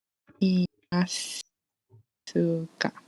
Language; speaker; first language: Japanese; non-native, learner; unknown